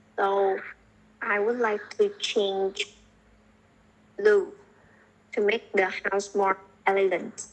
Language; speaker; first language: English; non-native, learner; Vietnamese